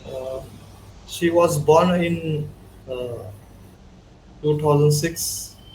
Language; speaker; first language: English; non-native, learner; Hindi